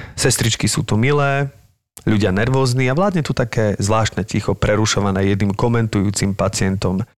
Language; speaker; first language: Slovak; native; Slovak